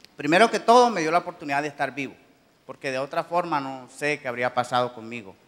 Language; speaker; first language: Spanish; native; Spanish